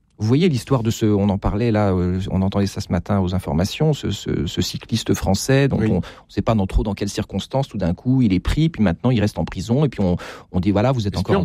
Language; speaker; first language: French; native; French